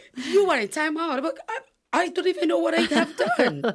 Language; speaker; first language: English; non-native, fluent; Portuguese